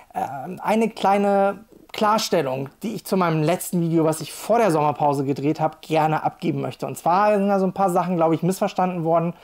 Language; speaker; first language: German; native; German